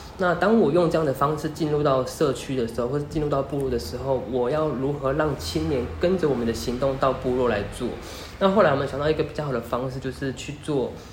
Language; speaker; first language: Chinese; native; Chinese